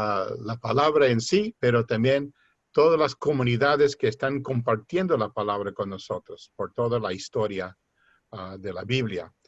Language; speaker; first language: Spanish; early bilingual, heritage; Spanish